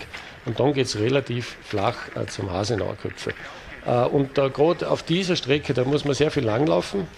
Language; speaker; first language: German; native; German